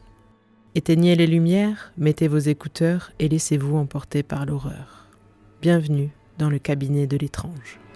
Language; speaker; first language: French; native; French